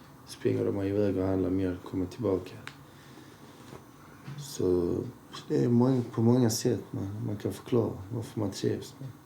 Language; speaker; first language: Swedish; early bilingual, other home language; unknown